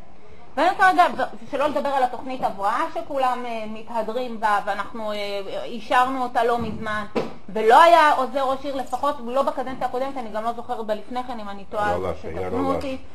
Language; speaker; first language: Hebrew; native; Hebrew